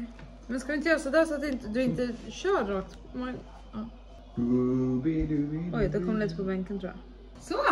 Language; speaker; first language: Swedish; native; Swedish